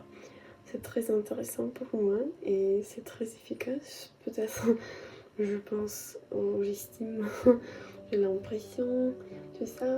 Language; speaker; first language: French; non-native, learner; Russian